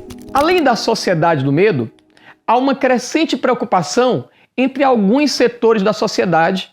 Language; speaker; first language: Portuguese; native; Portuguese